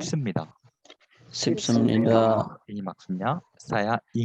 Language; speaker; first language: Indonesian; non-native, fluent; Korean